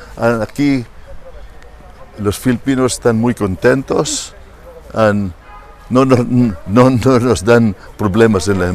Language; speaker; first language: Spanish; non-native, fluent; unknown